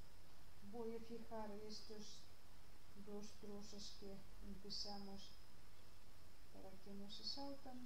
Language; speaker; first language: Spanish; non-native, learner; Russian